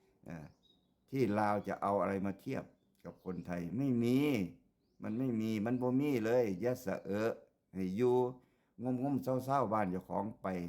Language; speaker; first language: Thai; non-native, local second language; Lao